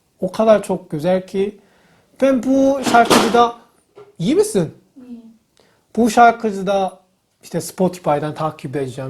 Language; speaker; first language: Turkish; non-native, fluent; Korean